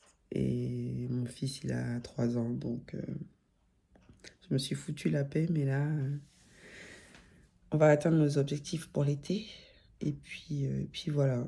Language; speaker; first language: French; native; French